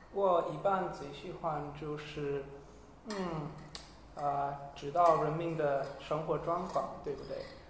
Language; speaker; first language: Chinese; non-native, learner; English